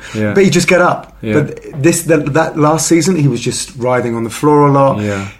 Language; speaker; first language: English; native; English